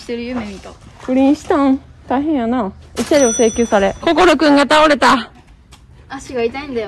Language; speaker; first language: Japanese; native; Japanese